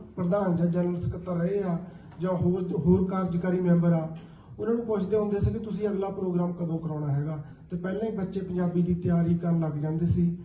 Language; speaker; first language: Punjabi; native; Punjabi